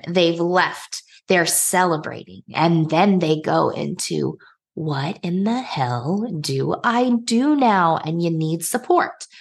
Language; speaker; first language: English; native; English